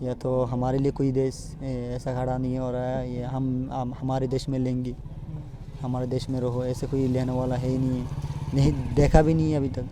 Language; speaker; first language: Hindi; non-native, fluent; Rohingya